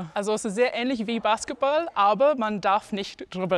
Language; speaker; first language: German; non-native, fluent; English